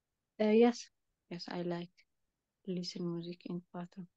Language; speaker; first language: English; non-native, learner; Tigrinya